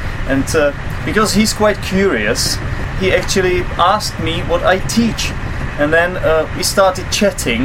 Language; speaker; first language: English; non-native, fluent; Czech